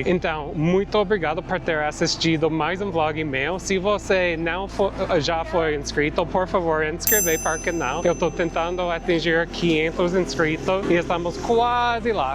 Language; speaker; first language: Portuguese; non-native, fluent; English